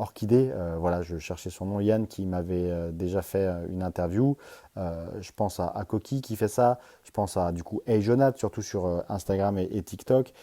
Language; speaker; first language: French; native; French